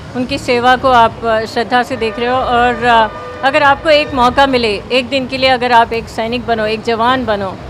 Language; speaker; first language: Hindi; non-native, local second language; Telugu